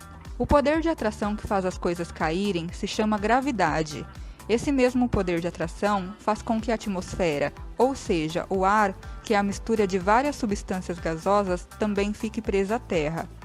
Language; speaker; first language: Portuguese; native; Portuguese